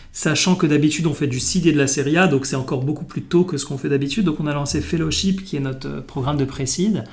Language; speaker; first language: French; non-native, local second language; Arabic